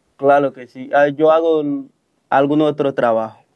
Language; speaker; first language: Spanish; non-native, fluent; Haitian Creole